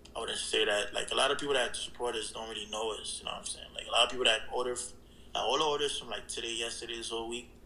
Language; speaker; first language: English; early bilingual, other home language; Haitian Creole